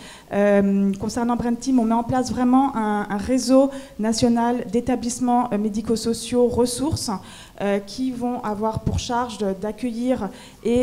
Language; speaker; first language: French; native; French